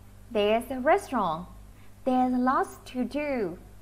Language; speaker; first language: English; non-native, fluent; Vietnamese